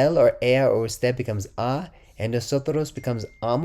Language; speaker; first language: Spanish; non-native, learner; English